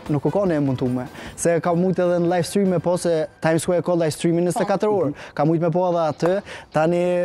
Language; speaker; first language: Albanian; early bilingual, heritage; Albanian